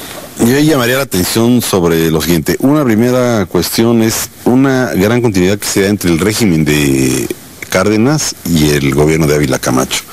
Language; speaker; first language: Spanish; native; Spanish